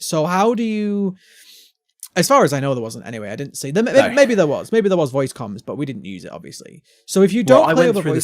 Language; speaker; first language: English; native; English